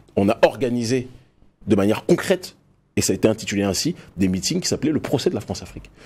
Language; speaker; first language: French; native; French